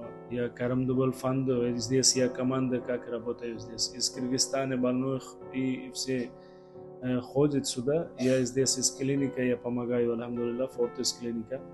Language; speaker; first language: Russian; non-native, learner; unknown